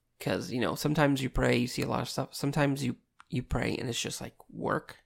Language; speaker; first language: English; non-native, fluent; Portuguese